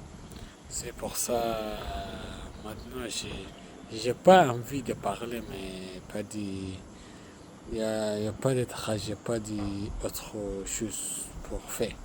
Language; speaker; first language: French; non-native, learner; Arabic